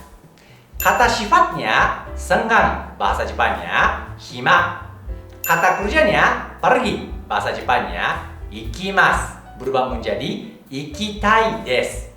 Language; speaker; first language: Indonesian; non-native, fluent; Japanese